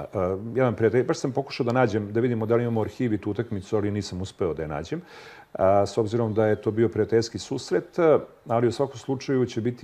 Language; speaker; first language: Serbian; native; Serbian